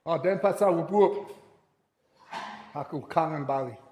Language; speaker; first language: Indonesian; non-native, fluent; English